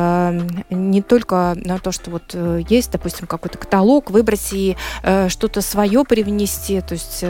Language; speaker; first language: Russian; native; Russian